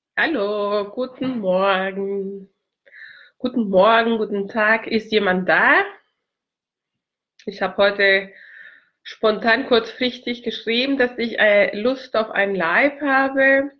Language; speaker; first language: German; non-native, fluent; Spanish